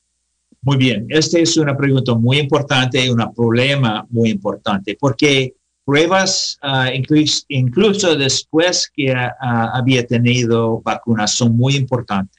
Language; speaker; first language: Spanish; non-native, learner; English